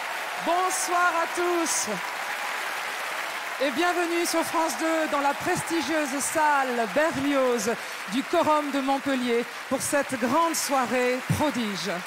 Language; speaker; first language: French; native; French